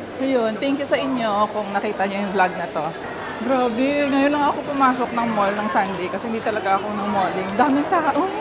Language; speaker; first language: Filipino; non-native, local second language; Hiligaynon